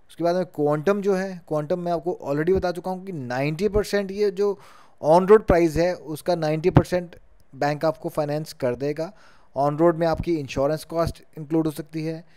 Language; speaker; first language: Hindi; native; Hindi